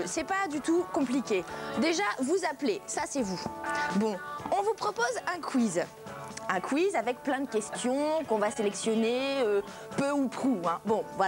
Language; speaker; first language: French; native; French